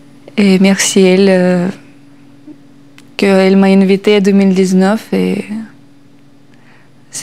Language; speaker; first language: French; non-native, learner; Russian